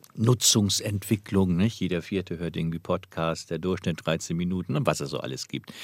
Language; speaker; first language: German; native; German